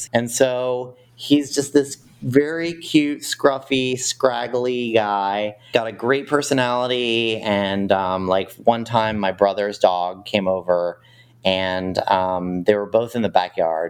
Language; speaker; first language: English; native; English